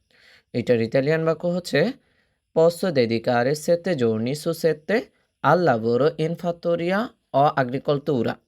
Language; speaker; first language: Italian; non-native, fluent; Bangla